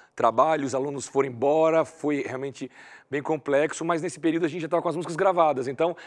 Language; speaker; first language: Portuguese; native; Portuguese